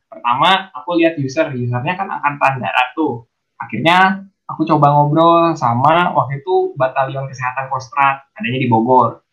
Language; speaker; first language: Indonesian; native; Indonesian